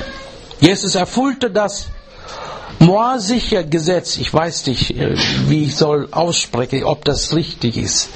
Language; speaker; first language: German; non-native, learner; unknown